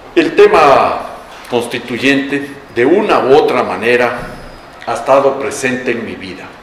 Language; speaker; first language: Spanish; native; Spanish